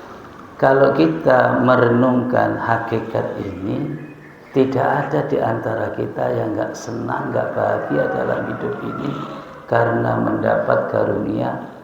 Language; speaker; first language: Indonesian; native; Indonesian